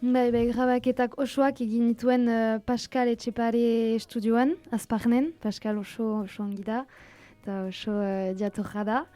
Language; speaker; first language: Basque; non-native, local second language; French